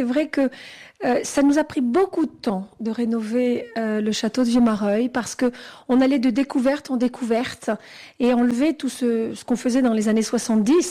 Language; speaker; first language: French; native; French